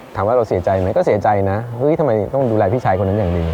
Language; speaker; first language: Thai; native; Thai